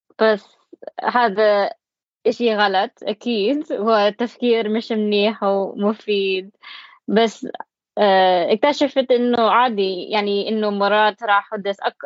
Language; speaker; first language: Arabic; non-native, learner; English